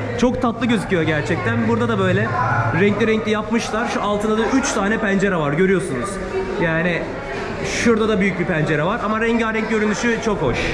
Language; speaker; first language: Turkish; native; Turkish